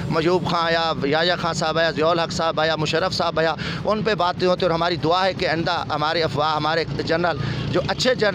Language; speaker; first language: Urdu; non-native, local second language; Saraiki